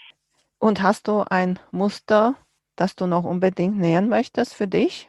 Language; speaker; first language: German; non-native, fluent; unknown